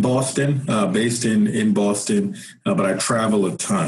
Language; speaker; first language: English; non-native, local second language; Yoruba